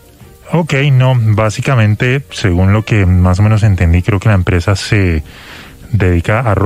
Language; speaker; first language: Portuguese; non-native, learner; Spanish